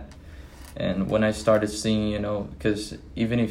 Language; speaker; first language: English; non-native, fluent; Portuguese